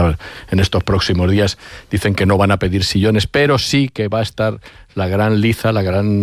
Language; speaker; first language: Spanish; native; Spanish